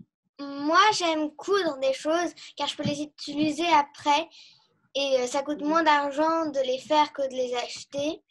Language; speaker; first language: French; early bilingual, heritage; French